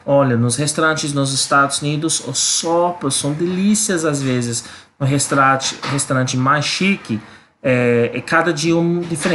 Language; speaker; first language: Portuguese; non-native, learner; English